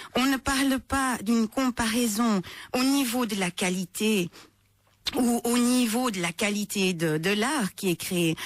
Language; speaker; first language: French; non-native, fluent; Russian